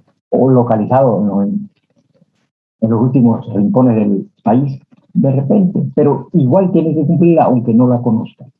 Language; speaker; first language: Spanish; native; Spanish